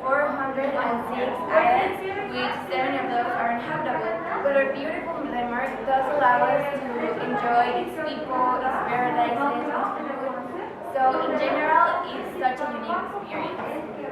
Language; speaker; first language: English; non-native, learner; Spanish